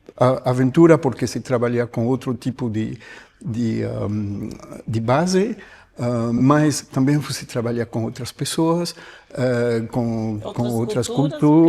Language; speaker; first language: Portuguese; non-native, fluent; French